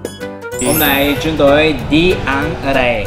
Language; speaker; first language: Vietnamese; non-native, learner; Japanese